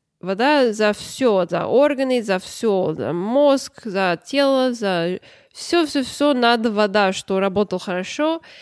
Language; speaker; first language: Russian; non-native, fluent; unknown